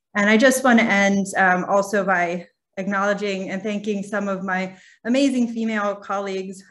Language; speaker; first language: English; native; English